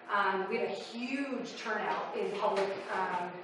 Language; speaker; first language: English; native; English